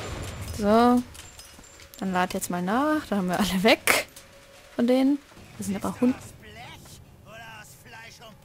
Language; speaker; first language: German; native; German